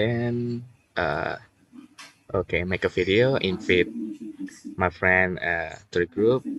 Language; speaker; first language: English; non-native, learner; Indonesian